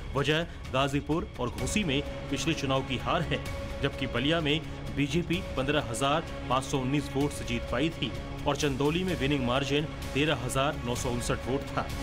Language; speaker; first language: Hindi; native; Hindi